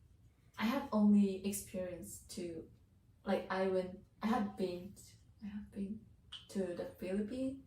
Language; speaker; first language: English; non-native, learner; Japanese